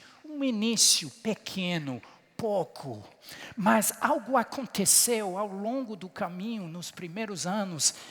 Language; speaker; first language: Portuguese; non-native, fluent; English